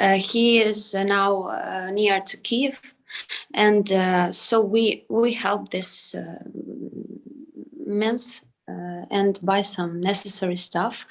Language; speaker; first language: English; non-native, learner; Ukrainian